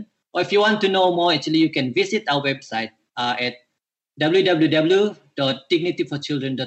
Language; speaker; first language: English; non-native, local second language; Malay